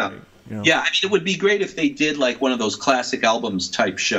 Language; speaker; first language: English; native; English